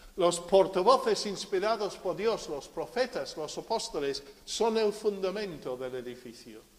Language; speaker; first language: Spanish; non-native, fluent; English